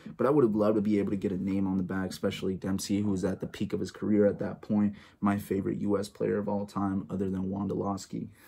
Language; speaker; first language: English; native; English